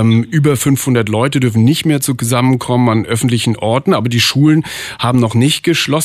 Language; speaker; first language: German; native; German